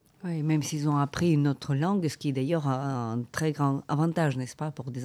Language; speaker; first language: French; non-native, fluent; Ukrainian